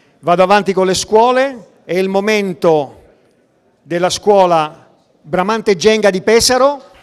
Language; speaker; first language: Italian; native; Italian